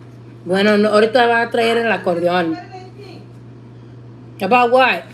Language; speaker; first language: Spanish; early bilingual, other home language; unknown